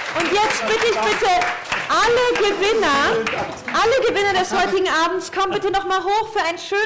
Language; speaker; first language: German; native; German